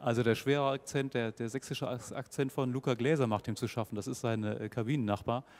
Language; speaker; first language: German; native; German